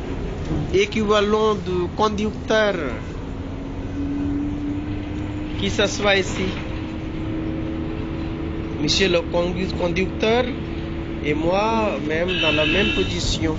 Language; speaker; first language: French; non-native, learner; Hindi